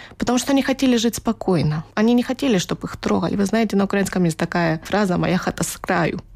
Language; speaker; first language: Russian; early bilingual, heritage; Russian